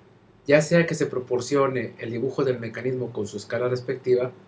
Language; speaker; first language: Spanish; native; Spanish